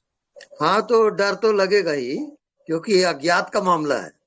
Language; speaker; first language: Hindi; native; Hindi